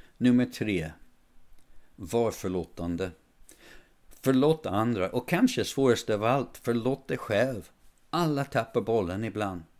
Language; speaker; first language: Swedish; non-native, fluent; English